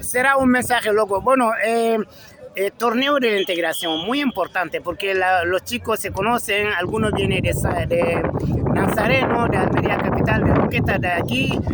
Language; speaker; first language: Spanish; non-native, learner; French